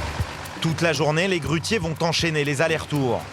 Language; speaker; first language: French; native; French